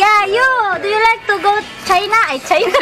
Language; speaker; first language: English; non-native, learner; Cebuano